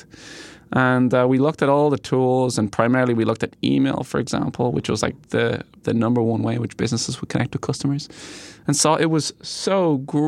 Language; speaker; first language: English; native; English